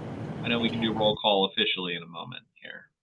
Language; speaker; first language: English; native; English